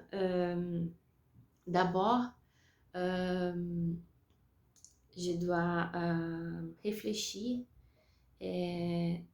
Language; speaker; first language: French; non-native, learner; Portuguese